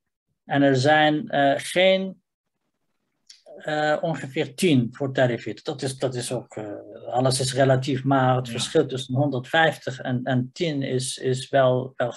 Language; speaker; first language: Dutch; non-native, fluent; Riffian